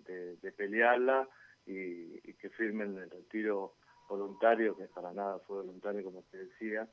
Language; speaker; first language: Spanish; native; Spanish